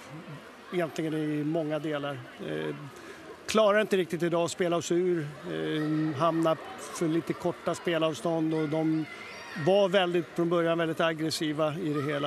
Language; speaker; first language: Swedish; native; Swedish